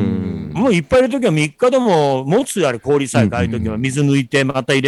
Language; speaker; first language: Japanese; native; Japanese